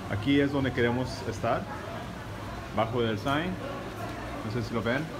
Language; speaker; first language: Spanish; early bilingual, heritage; Spanish